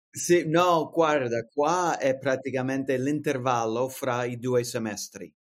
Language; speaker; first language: Italian; non-native, fluent; English